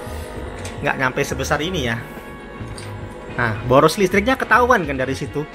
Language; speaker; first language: Indonesian; native; Indonesian